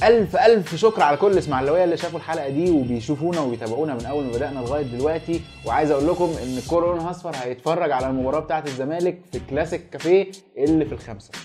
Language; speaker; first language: Arabic; native; Arabic